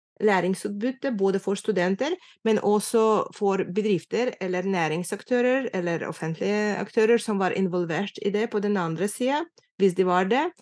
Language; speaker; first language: Norwegian; non-native, fluent; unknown